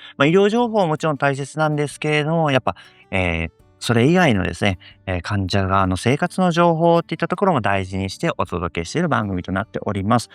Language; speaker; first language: Japanese; native; Japanese